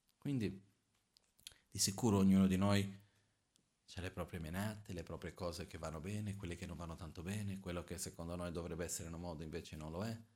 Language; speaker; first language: Italian; non-native, fluent; Portuguese